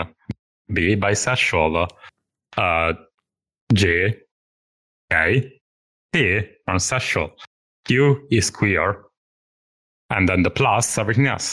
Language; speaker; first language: English; non-native, fluent; Italian